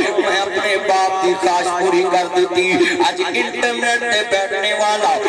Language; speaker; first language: Urdu; non-native, local second language; Punjabi